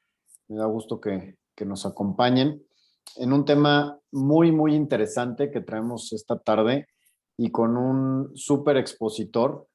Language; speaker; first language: Spanish; native; Spanish